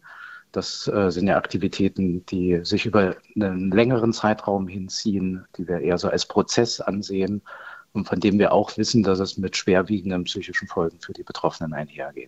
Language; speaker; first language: German; native; German